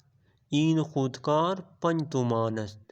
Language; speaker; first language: Persian; non-native, fluent; Urdu